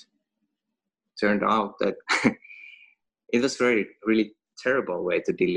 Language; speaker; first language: English; non-native, fluent; Finnish